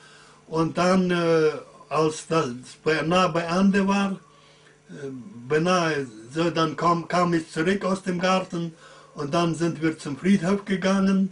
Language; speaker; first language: German; early bilingual, heritage; German